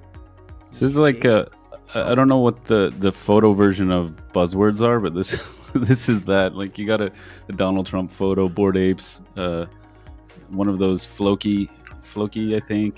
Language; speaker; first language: English; native; English